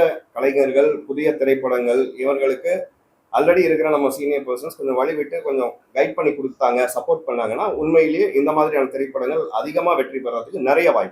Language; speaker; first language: Tamil; native; Tamil